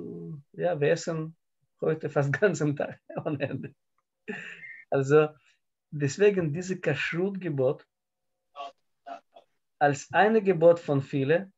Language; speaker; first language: German; non-native, learner; Russian